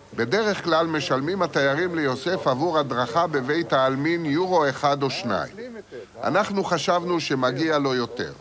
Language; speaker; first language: Hebrew; native; Hebrew